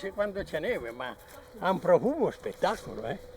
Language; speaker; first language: Italian; native; Italian